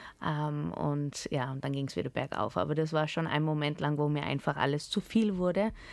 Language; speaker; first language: German; early bilingual, heritage; German